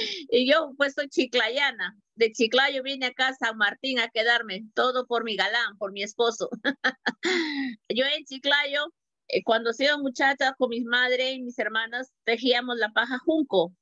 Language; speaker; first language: Spanish; native; Spanish